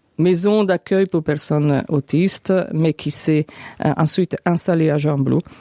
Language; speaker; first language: French; non-native, fluent; Italian